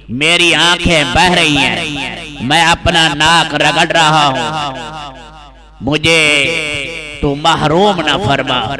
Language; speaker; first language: Urdu; non-native, local second language; Saraiki